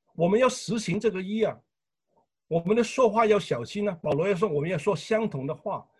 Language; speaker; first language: Chinese; native; Chinese